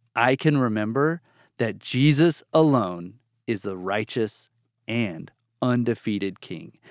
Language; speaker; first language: English; native; English